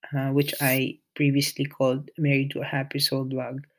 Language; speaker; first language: English; non-native, local second language; Filipino